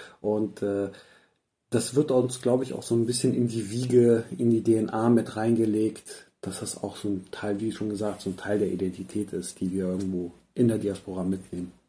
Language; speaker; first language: German; early bilingual, other home language; Persian